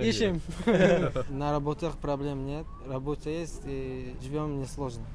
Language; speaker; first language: Russian; non-native, learner; Uzbek